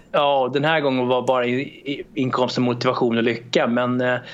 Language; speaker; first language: Swedish; early bilingual, other home language; Romanian